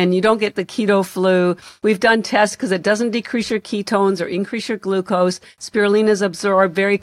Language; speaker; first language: English; native; English